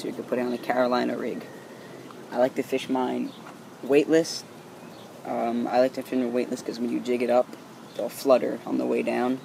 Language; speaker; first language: English; native; English